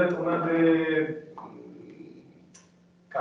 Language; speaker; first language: Spanish; non-native, learner; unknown